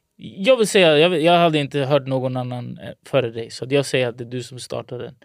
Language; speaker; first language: Swedish; early bilingual, other home language; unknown